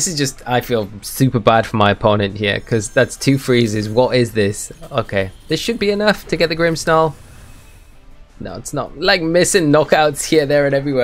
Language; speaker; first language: English; native; English